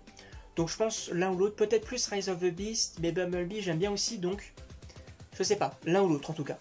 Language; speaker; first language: French; native; French